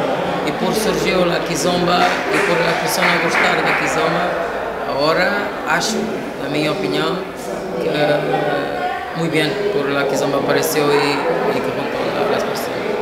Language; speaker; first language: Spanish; non-native, learner; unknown